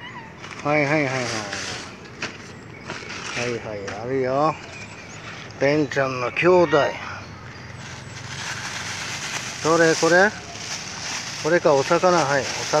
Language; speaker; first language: Japanese; native; Japanese